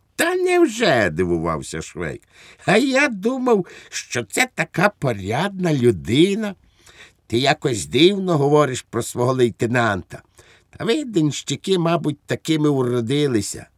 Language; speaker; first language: Ukrainian; native; Ukrainian